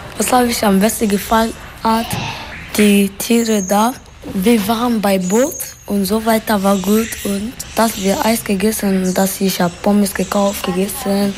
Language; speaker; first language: German; non-native, learner; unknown